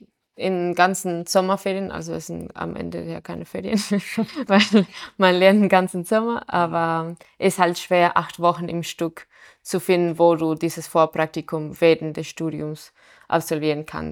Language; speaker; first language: German; non-native, fluent; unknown